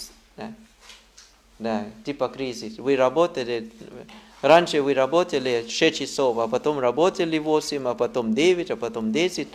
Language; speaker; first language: Russian; non-native, learner; Thai